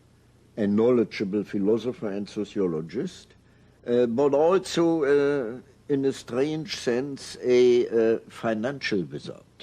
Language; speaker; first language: English; non-native, fluent; German